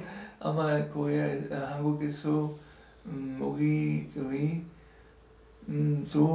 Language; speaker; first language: Korean; non-native, learner; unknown